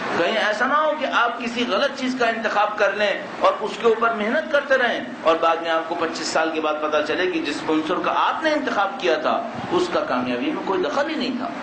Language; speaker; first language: Urdu; native; Urdu